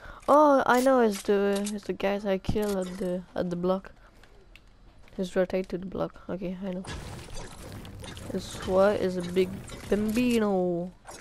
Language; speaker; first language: English; non-native, learner; French